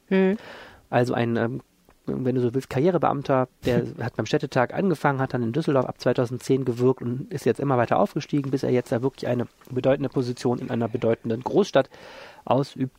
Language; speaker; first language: German; native; German